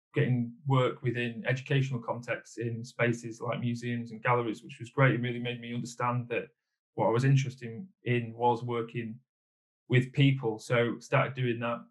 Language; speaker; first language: English; native; English